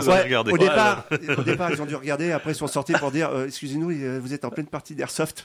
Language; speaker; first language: French; native; French